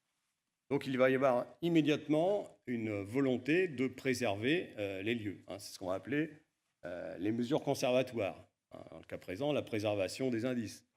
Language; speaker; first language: French; native; French